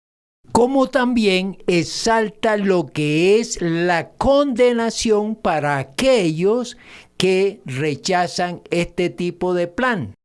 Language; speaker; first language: Spanish; native; Spanish